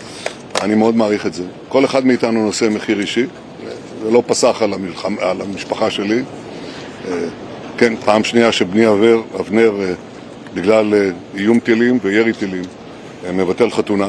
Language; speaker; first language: Hebrew; native; Hebrew